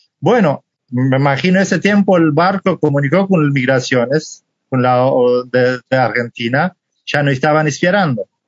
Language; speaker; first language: Spanish; non-native, fluent; Kurdish